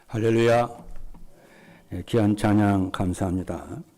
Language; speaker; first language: Korean; native; Korean